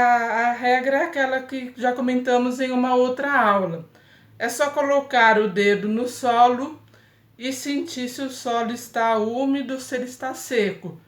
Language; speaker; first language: Portuguese; native; Portuguese